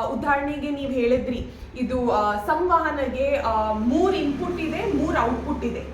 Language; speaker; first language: Kannada; non-native, learner; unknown